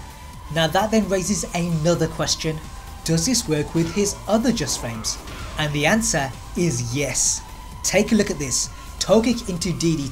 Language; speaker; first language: English; native; English